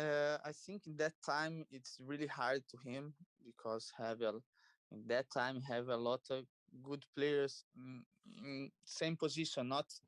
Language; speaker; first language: English; non-native, learner; Portuguese